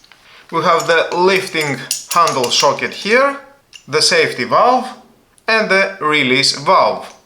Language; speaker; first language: English; non-native, fluent; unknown